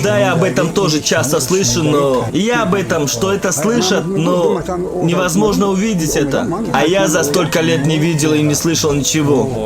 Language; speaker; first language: Russian; non-native, local second language; Tajik